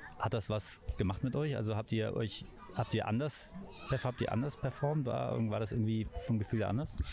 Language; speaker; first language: German; native; German